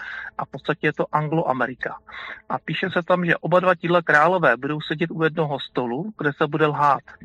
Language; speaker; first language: Czech; native; Czech